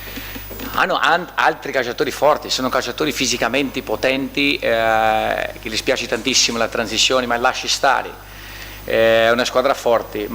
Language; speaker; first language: Italian; non-native, fluent; Portuguese